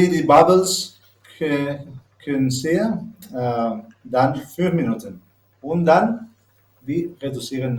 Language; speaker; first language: German; non-native, learner; Spanish